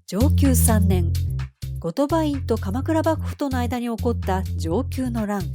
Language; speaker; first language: Japanese; native; Japanese